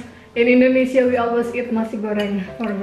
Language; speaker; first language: English; non-native, learner; Indonesian